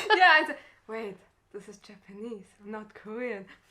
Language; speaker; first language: English; non-native, learner; German